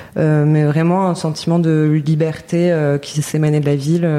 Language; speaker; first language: French; native; French